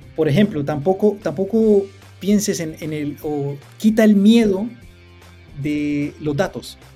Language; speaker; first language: Spanish; native; Spanish